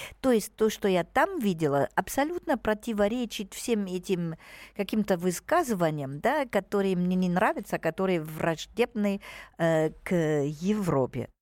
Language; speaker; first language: Russian; non-native, fluent; German